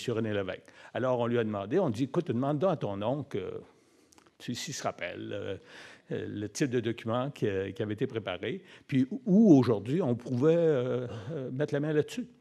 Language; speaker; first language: French; native; French